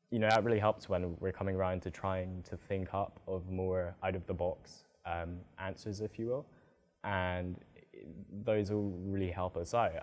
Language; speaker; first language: English; native; English